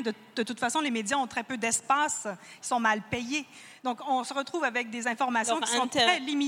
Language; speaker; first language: French; native; French